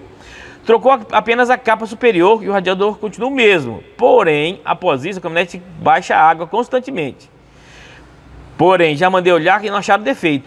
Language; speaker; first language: Portuguese; native; Portuguese